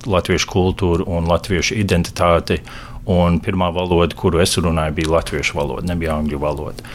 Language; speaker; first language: Latvian; early bilingual, heritage; Latvian